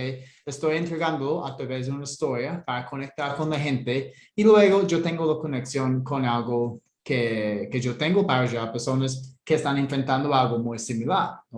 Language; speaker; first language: Spanish; non-native, fluent; English